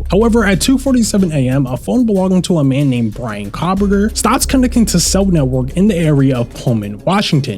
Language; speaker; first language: English; native; English